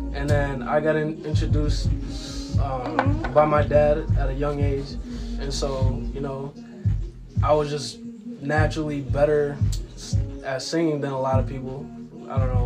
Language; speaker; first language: English; early bilingual, other home language; Ukrainian